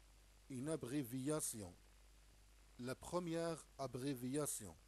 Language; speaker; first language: French; non-native, local second language; Arabic